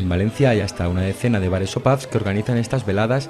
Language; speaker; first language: Spanish; native; Spanish